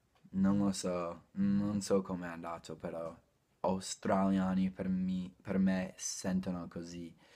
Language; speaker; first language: Italian; non-native, fluent; English